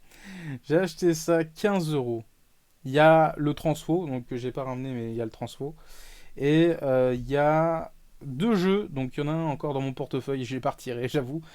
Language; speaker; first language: French; native; French